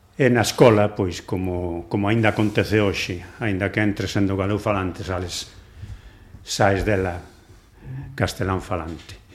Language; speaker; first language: Galician; non-native, local second language; Spanish